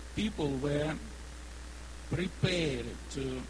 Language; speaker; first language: English; non-native, learner; Ukrainian